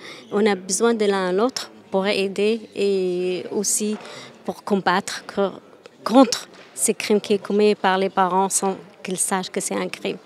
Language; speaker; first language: French; non-native, fluent; Arabic